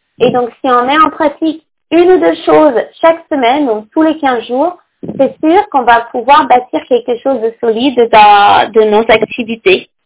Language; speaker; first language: French; non-native, fluent; English